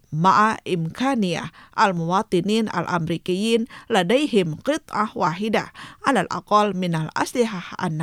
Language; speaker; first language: Arabic; non-native, fluent; Indonesian